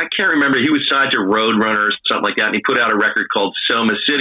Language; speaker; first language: English; native; English